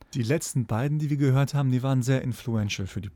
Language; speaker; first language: German; native; German